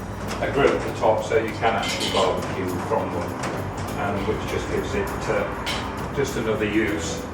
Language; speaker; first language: English; native; English